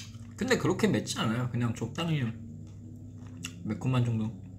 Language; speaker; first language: Korean; non-native, fluent; Chinese